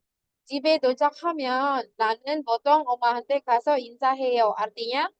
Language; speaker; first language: Korean; non-native, fluent; Indonesian